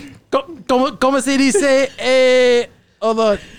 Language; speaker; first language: Spanish; non-native, learner; English